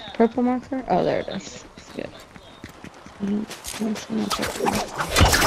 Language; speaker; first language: English; native; English